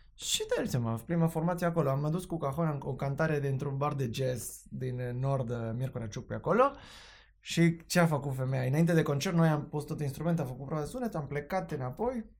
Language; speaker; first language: Romanian; non-native, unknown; Spanish